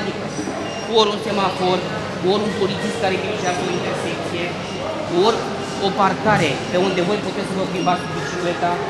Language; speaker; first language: Romanian; native; Romanian